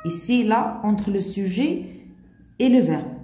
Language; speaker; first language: French; non-native, local second language; Arabic